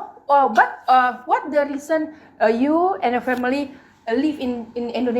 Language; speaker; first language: English; non-native, learner; Indonesian